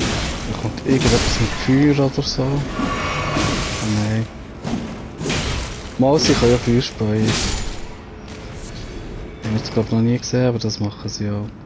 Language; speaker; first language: German; native; German